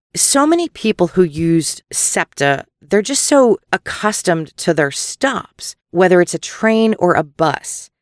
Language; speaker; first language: English; native; English